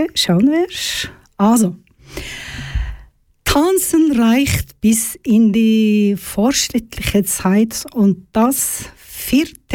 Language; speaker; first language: German; non-native, learner; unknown